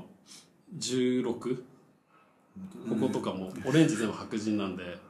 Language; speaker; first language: Japanese; native; Japanese